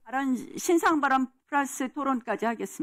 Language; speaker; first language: Korean; native; Korean